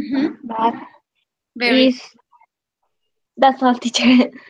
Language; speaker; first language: English; non-native, learner; Spanish